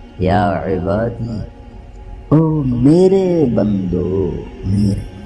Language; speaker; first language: Urdu; non-native, local second language; Punjabi